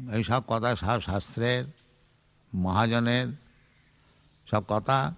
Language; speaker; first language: Bangla; native; Bangla